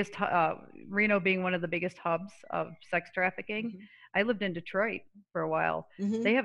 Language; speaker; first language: English; native; English